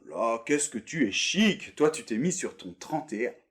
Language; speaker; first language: French; native; French